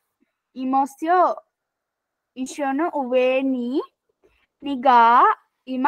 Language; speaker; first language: Japanese; non-native, learner; Sinhala